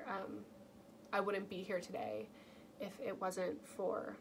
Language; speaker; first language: English; native; English